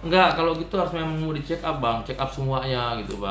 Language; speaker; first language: Indonesian; native; Indonesian